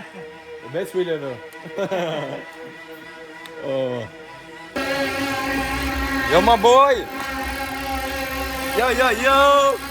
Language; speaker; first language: English; non-native, learner; French